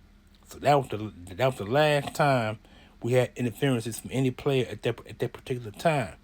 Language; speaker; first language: English; native; English